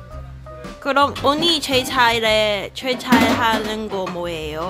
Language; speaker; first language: Korean; non-native, learner; Cantonese